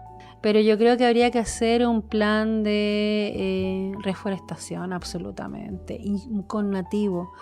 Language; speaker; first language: Spanish; native; Spanish